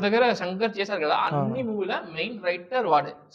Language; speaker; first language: Telugu; non-native, learner; Tamil